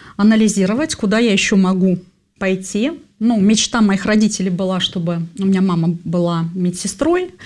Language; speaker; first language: Russian; native; Russian